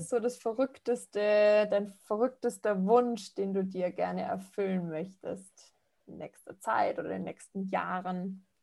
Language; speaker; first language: German; native; German